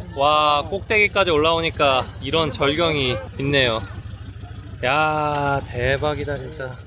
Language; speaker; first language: Korean; native; Korean